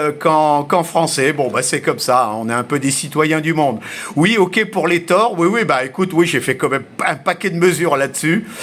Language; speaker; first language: French; early bilingual, heritage; French